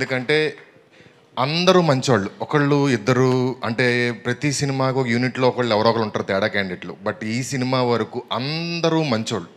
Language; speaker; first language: Telugu; native; Telugu